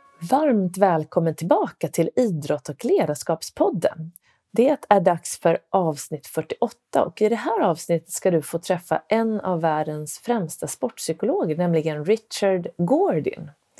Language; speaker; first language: Swedish; native; Swedish